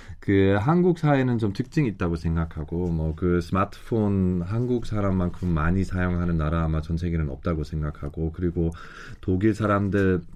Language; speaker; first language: Korean; non-native, fluent; German